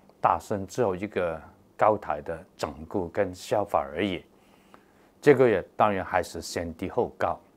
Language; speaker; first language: Chinese; non-native, local second language; Cantonese